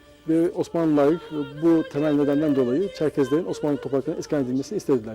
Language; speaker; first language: Turkish; native; Turkish